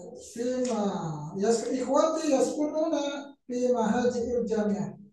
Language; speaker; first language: Arabic; non-native, learner; Indonesian